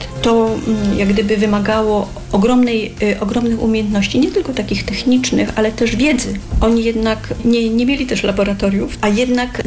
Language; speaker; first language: Polish; native; Polish